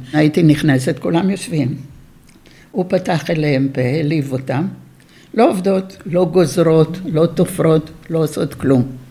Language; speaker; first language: Hebrew; early bilingual, other home language; Bulgarian